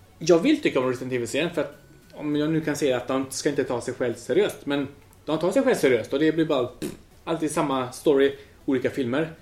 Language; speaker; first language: Swedish; early bilingual, other home language; Spanish